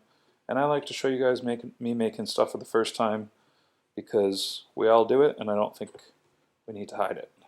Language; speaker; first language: English; native; English